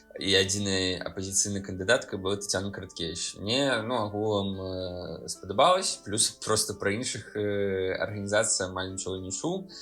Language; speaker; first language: Belarusian; non-native, local second language; Russian